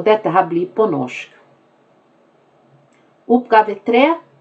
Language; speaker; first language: Norwegian; non-native, fluent; Portuguese